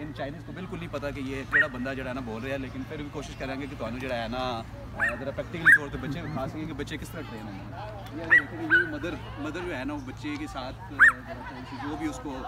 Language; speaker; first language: Urdu; non-native, local second language; Punjabi